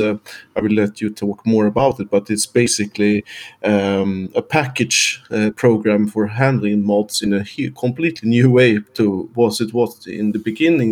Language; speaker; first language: English; non-native, fluent; Swedish